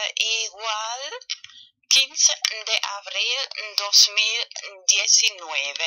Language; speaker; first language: Spanish; non-native, fluent; German